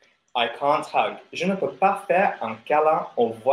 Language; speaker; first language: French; non-native, fluent; English